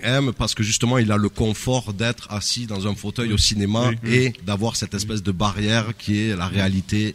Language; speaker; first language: French; native; French